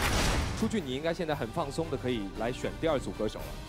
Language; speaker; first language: Chinese; native; Chinese